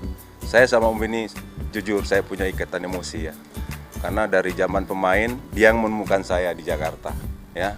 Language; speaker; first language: Indonesian; non-native, local second language; Minangkabau